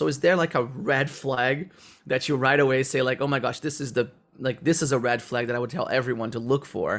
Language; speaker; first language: English; non-native, fluent; Portuguese